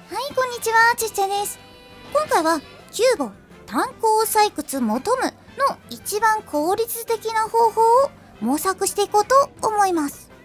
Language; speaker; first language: Japanese; native; Japanese